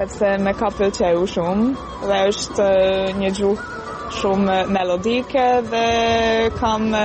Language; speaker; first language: Albanian; non-native, learner; Hungarian